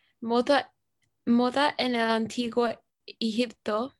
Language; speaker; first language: Spanish; non-native, learner; English